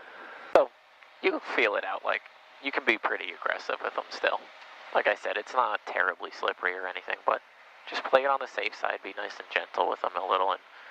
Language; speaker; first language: English; native; English